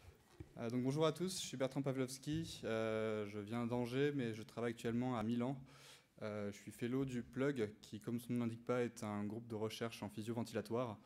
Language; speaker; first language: French; native; French